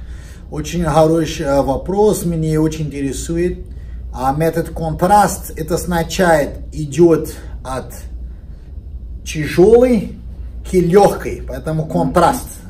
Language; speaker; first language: Russian; non-native, learner; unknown